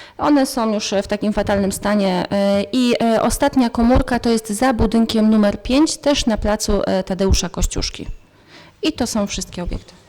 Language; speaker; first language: Polish; native; Polish